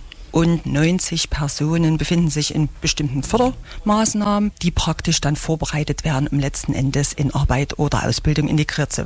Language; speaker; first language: German; native; German